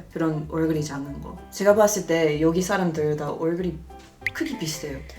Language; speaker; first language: Korean; non-native, fluent; English